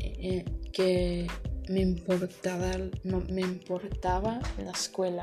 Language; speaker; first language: Spanish; early bilingual, heritage; Spanish